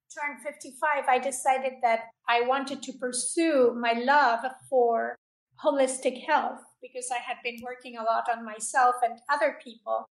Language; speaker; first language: English; non-native, fluent; Spanish